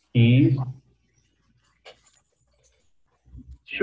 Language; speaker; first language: English; non-native, learner; Spanish